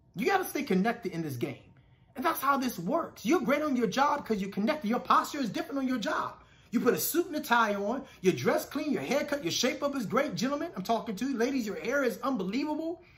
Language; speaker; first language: English; native; English